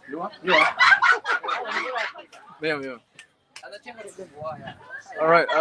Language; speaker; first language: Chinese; early bilingual, heritage; Chinese